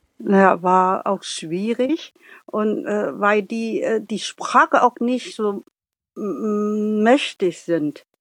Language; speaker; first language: German; non-native, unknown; Vietnamese